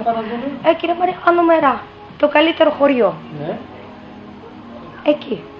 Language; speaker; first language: Greek; early bilingual, other home language; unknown